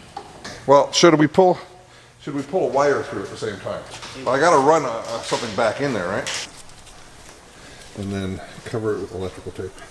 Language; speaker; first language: English; native; English